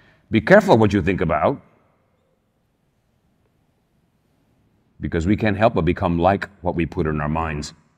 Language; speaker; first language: English; early bilingual, other home language; Spanish